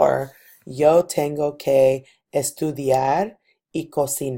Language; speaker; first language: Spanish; non-native, fluent; English